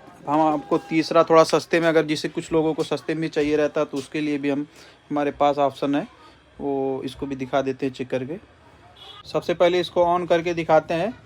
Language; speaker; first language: Hindi; native; Hindi